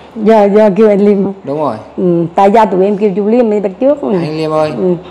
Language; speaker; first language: Vietnamese; native; Vietnamese